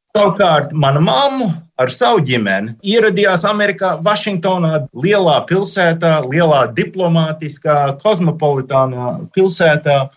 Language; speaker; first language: Latvian; early bilingual, heritage; Latvian